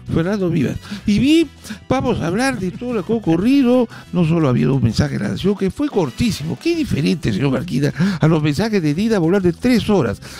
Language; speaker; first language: Spanish; native; Spanish